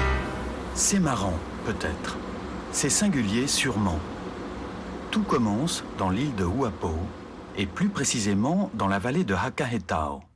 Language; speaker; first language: French; native; French